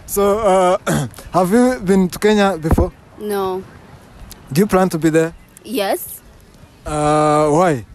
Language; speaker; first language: English; non-native, local second language; Kinyarwanda